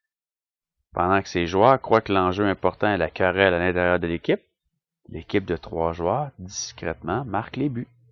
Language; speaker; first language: French; native; French